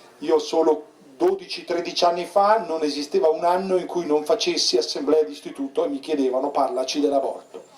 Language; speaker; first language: Italian; native; Italian